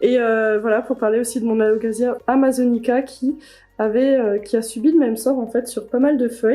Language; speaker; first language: French; native; French